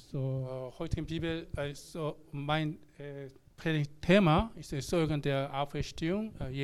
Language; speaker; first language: German; non-native, learner; Korean